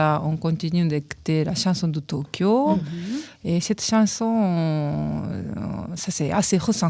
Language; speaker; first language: French; non-native, fluent; Japanese